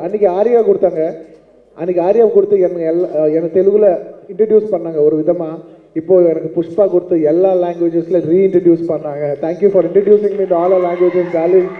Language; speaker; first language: Tamil; non-native, local second language; Telugu